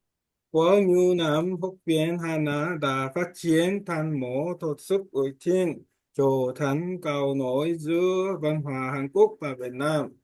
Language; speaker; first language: Vietnamese; non-native, learner; Korean